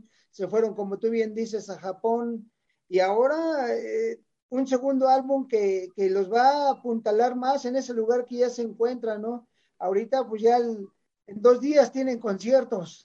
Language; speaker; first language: Spanish; native; Spanish